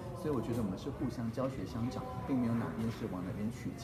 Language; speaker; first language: Chinese; native; Chinese